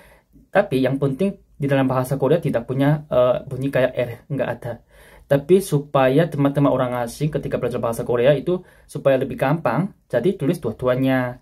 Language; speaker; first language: Indonesian; non-native, fluent; Korean